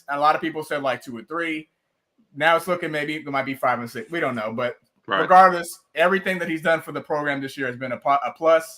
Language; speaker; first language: English; native; English